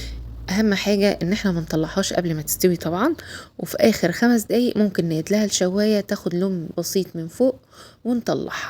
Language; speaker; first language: Arabic; native; Arabic